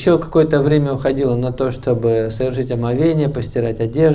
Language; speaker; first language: Russian; native; Russian